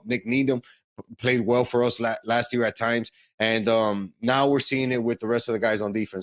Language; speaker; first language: English; native; English